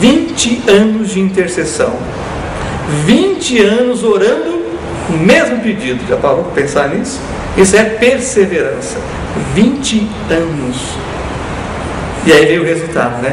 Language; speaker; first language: Portuguese; native; Portuguese